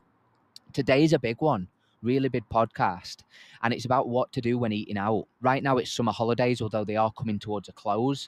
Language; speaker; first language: English; native; English